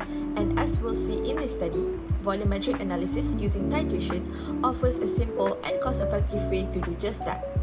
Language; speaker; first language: English; non-native, local second language; Malay